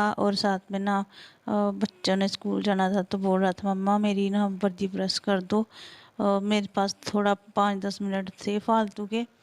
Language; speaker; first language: Hindi; non-native, local second language; Punjabi